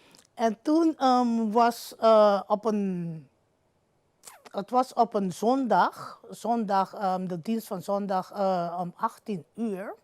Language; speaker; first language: Dutch; non-native, local second language; Papiamento